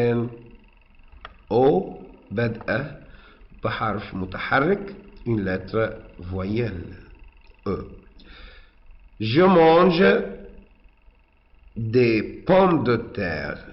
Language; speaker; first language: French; non-native, fluent; Arabic